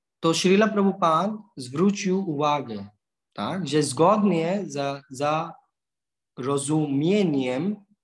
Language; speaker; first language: Polish; non-native, learner; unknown